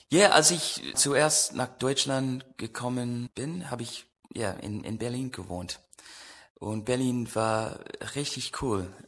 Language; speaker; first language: German; non-native, learner; English